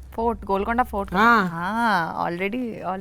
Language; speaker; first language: Telugu; non-native, learner; Bangla